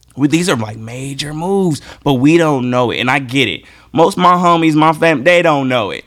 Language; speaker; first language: English; native; English